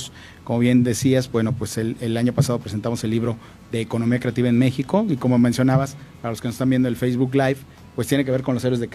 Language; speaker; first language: Spanish; native; Spanish